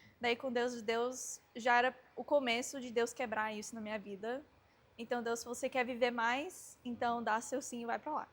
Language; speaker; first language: Portuguese; early bilingual, heritage; Portuguese